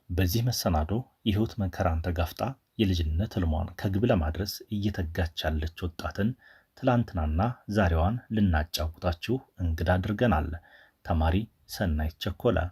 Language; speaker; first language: Amharic; native; Amharic